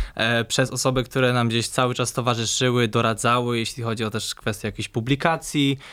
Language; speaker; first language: Polish; native; Polish